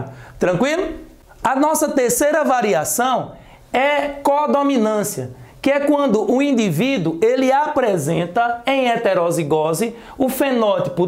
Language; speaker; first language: Portuguese; native; Portuguese